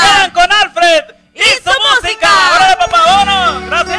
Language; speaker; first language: Spanish; native; Spanish